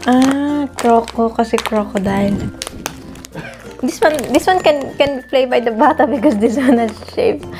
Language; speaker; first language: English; non-native, local second language; Filipino